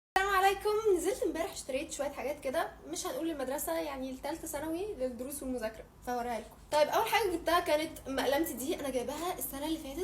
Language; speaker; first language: Arabic; native; Arabic